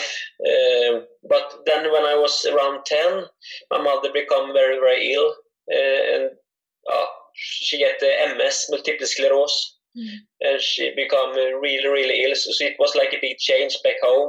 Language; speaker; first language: English; non-native, fluent; Swedish